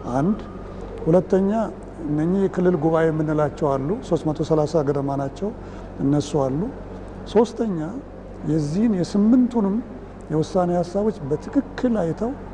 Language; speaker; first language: Amharic; native; Amharic